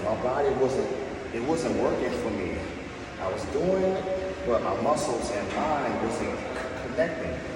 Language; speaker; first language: English; native; English